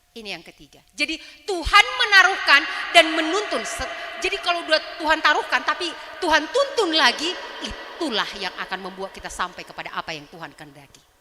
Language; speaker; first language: Indonesian; native; Indonesian